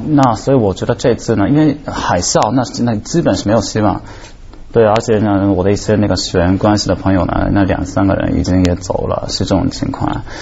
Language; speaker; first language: Chinese; non-native, fluent; Japanese